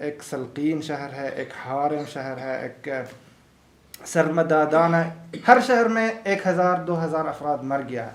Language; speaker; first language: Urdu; non-native, learner; Arabic